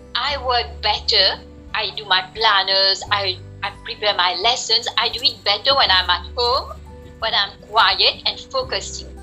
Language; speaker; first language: English; non-native, fluent; French